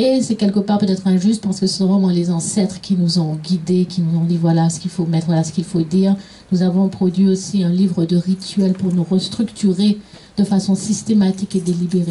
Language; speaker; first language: French; native; French